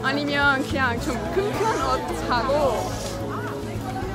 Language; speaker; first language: Korean; non-native, fluent; Dutch